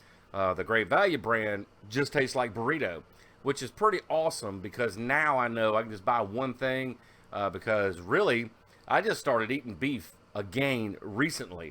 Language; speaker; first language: English; native; English